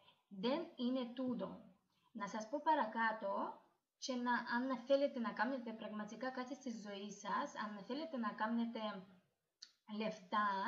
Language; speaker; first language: Greek; non-native, learner; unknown